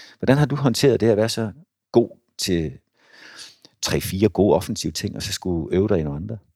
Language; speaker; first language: Danish; native; Danish